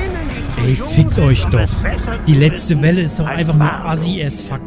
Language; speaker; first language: German; native; German